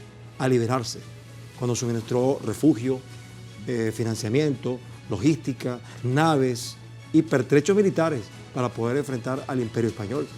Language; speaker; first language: Spanish; native; Spanish